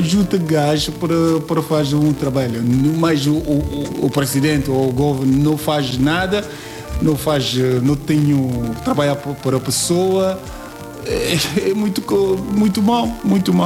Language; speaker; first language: Portuguese; non-native, learner; Yoruba